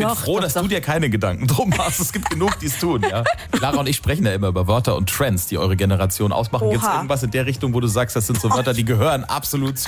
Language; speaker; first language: German; native; German